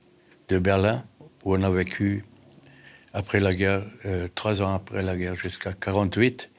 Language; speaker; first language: French; non-native, fluent; German